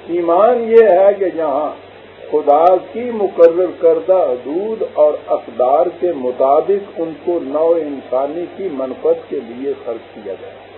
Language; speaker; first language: Urdu; non-native, local second language; Punjabi